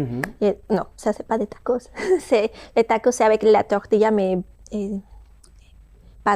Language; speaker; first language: French; non-native, fluent; Spanish